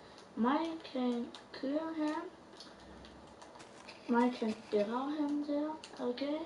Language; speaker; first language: Danish; non-native, learner; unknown